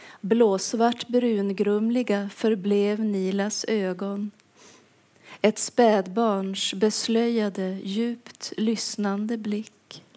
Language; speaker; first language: Swedish; native; Swedish